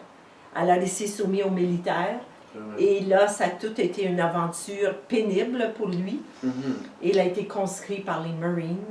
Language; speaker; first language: French; native; French